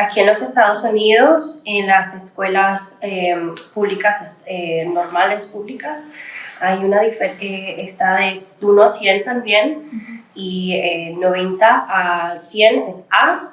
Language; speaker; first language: Spanish; early bilingual, other home language; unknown